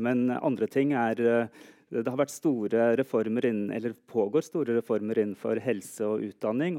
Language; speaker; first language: Norwegian; native; Norwegian